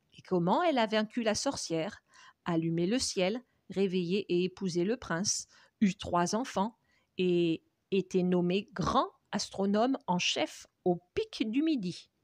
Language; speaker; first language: French; native; French